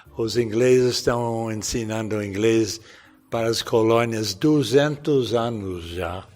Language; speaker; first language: Portuguese; non-native, fluent; English